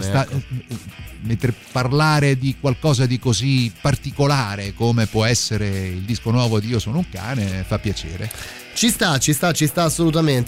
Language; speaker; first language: Italian; native; Italian